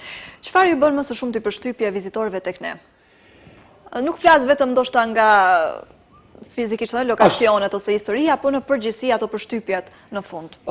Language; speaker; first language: Albanian; native; Albanian